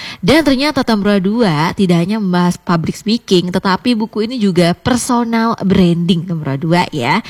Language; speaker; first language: Indonesian; native; Indonesian